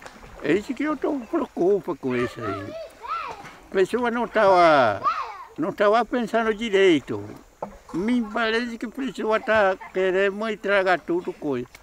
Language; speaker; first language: Portuguese; non-native, local second language; Kayapó